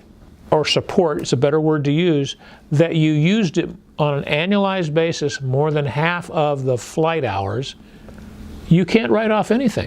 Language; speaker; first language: English; native; English